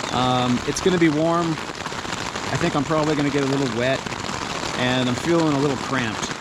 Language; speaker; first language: English; native; English